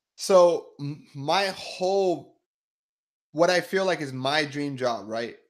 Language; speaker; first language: English; early bilingual, other home language; Spanish